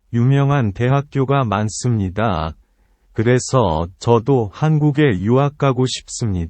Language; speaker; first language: Korean; non-native, learner; Vietnamese